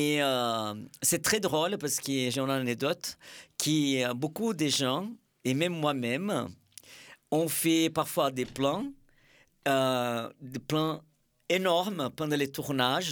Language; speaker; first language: French; non-native, fluent; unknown